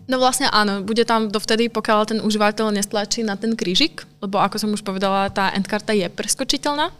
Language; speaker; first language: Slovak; non-native, local second language; Hungarian